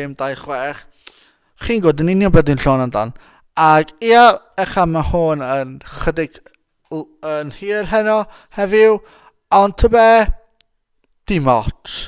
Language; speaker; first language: Welsh; non-native, local second language; English